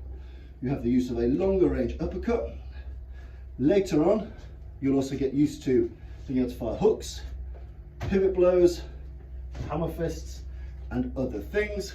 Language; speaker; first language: English; native; English